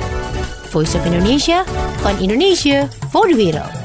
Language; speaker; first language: Dutch; non-native, fluent; Indonesian